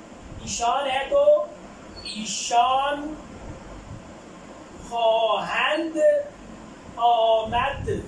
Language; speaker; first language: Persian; non-native, fluent; Urdu